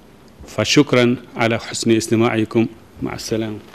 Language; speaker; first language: Arabic; non-native, fluent; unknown